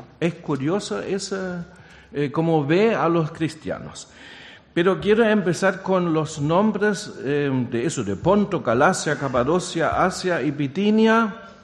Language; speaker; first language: Spanish; non-native, fluent; German